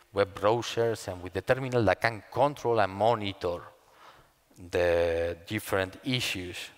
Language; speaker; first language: English; non-native, fluent; Spanish